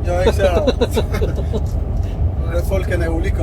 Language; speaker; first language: Swedish; non-native, fluent; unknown